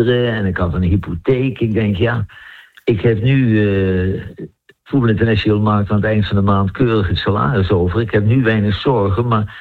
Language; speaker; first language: Dutch; native; Dutch